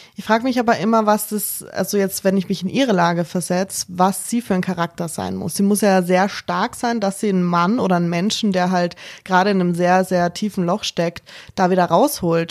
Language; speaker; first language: German; native; German